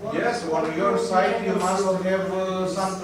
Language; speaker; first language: English; non-native, learner; Romanian